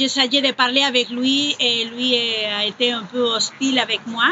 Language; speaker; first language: French; non-native, fluent; Spanish